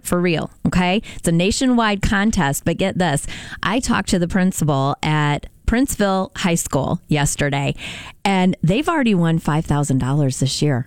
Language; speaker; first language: English; native; English